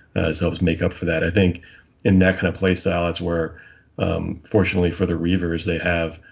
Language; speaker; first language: English; native; English